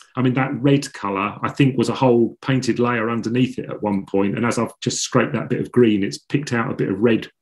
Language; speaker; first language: English; native; English